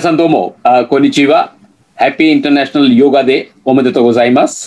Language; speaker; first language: Japanese; non-native, fluent; Hindi